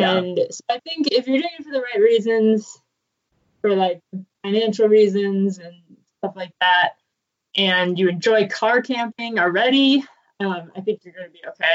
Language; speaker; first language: English; native; English